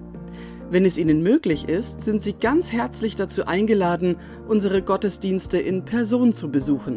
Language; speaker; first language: German; native; German